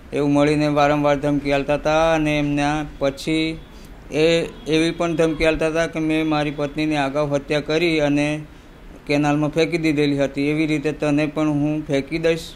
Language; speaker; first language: Gujarati; native; Gujarati